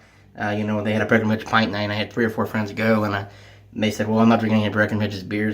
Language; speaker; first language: English; native; English